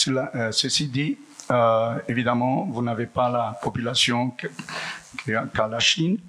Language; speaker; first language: French; non-native, fluent; Portuguese